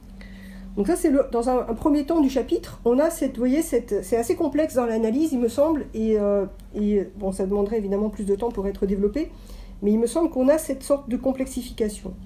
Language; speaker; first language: French; native; French